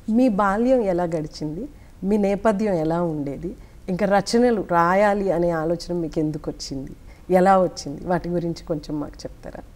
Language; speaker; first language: Telugu; native; Telugu